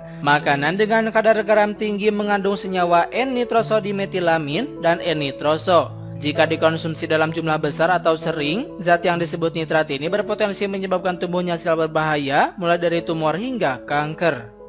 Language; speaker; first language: Indonesian; native; Indonesian